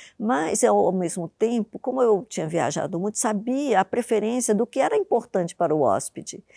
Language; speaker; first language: Portuguese; early bilingual, other home language; Japanese